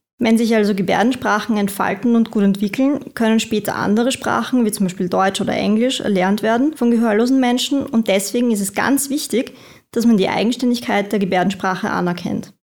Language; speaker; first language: German; native; German